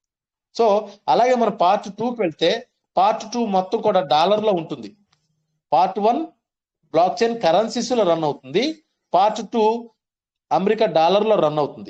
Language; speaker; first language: Telugu; native; Telugu